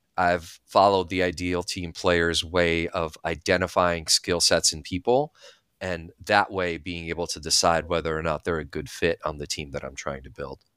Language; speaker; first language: English; early bilingual, other home language; Bulgarian